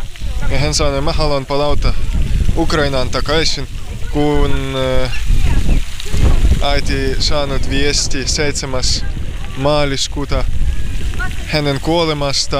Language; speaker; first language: Finnish; non-native, learner; Ukrainian